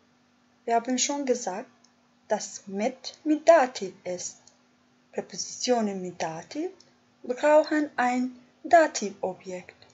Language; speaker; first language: German; non-native, fluent; Albanian